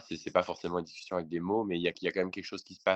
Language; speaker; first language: French; native; French